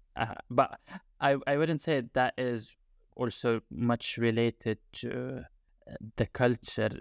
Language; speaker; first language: English; non-native, fluent; Arabic